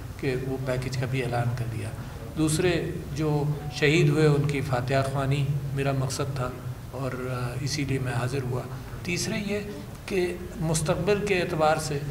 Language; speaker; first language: Urdu; native; Urdu